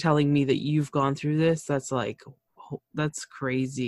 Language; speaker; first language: English; early bilingual, other home language; Spanish